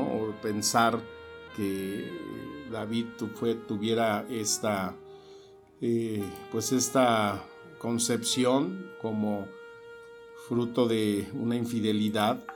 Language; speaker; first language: Spanish; native; Spanish